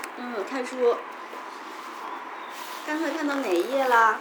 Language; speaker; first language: Chinese; native; Chinese